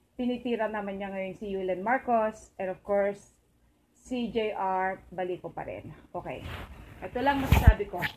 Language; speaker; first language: Filipino; non-native, local second language; Iloko